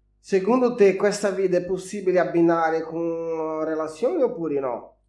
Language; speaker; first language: Italian; non-native, fluent; Portuguese